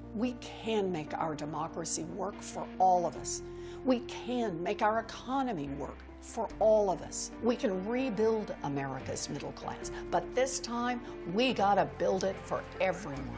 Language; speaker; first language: English; native; English